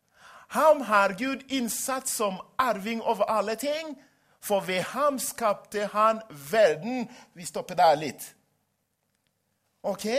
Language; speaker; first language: Norwegian; non-native, fluent; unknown